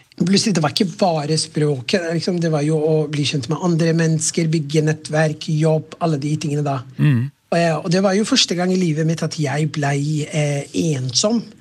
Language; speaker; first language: Norwegian; non-native, fluent; Somali